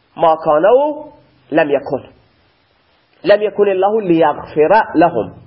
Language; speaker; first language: Persian; non-native, local second language; Baluchi